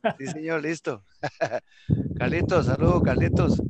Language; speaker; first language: Spanish; native; Spanish